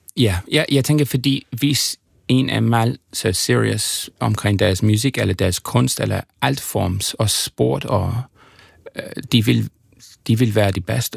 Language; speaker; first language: Danish; non-native, fluent; English